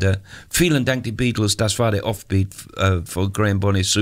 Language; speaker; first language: German; non-native, fluent; English